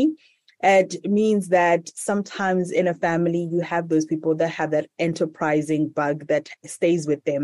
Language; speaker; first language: English; non-native, local second language; Shona